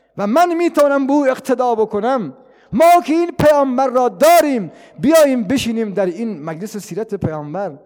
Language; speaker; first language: Persian; non-native, local second language; Baluchi